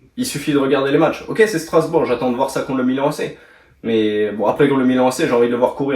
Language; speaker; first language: French; native; French